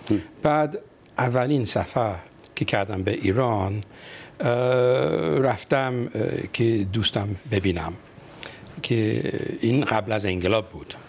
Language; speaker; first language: Persian; non-native, fluent; English